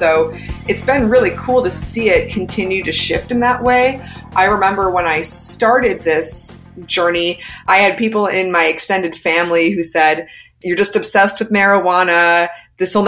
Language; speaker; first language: English; native; English